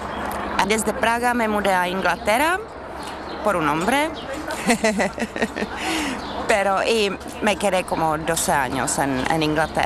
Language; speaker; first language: Spanish; non-native, fluent; Czech